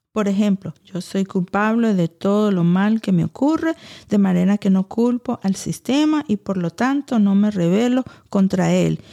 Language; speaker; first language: Spanish; early bilingual, heritage; Spanish